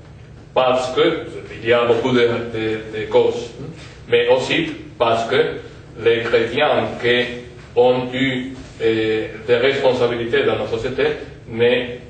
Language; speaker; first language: French; non-native, fluent; Spanish